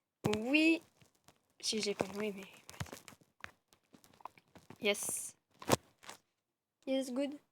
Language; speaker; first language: French; native; French